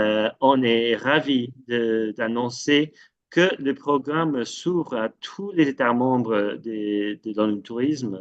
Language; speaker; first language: French; non-native, fluent; English